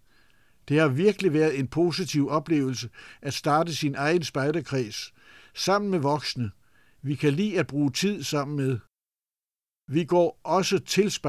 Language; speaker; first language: Danish; native; Danish